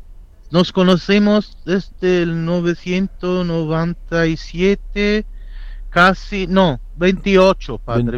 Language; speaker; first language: Spanish; non-native, fluent; Italian